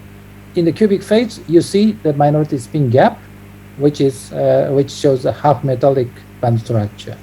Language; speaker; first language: English; non-native, fluent; Japanese